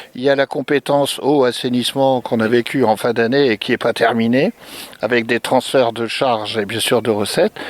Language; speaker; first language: French; native; French